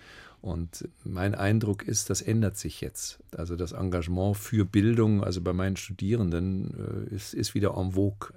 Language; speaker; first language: German; native; German